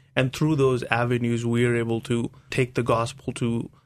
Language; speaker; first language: English; non-native, local second language; Hindi